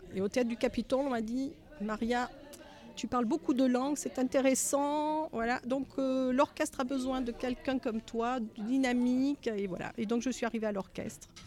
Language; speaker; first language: French; native; French